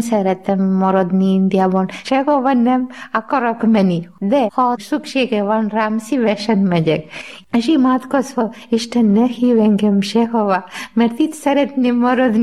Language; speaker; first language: Hungarian; non-native, learner; Malayalam